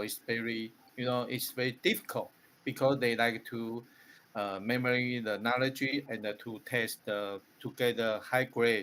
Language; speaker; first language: English; non-native, learner; Chinese